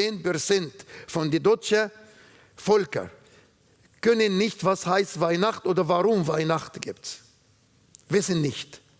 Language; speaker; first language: German; non-native, learner; Arabic